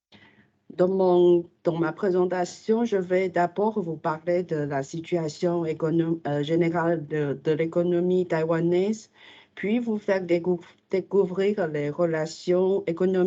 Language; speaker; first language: French; non-native, fluent; Chinese